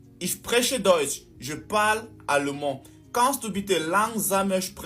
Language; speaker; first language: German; non-native, fluent; French